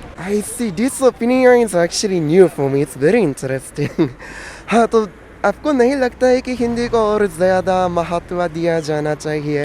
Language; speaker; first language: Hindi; non-native, fluent; Japanese